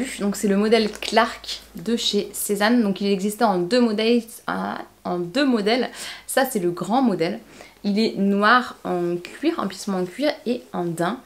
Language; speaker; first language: French; native; French